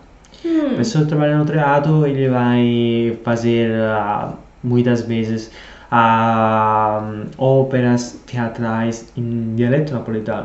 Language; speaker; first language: Portuguese; non-native, fluent; Italian